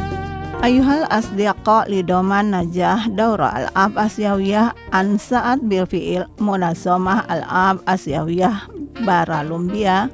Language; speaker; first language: Arabic; non-native, fluent; Indonesian